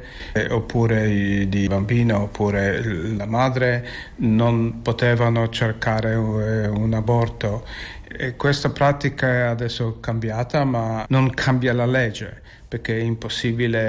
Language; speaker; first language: Italian; non-native, fluent; Polish